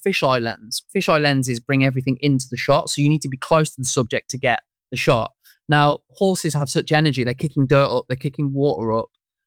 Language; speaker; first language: English; native; English